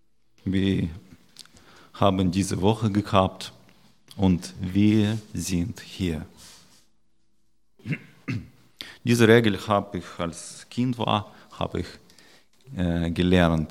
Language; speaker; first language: German; non-native, learner; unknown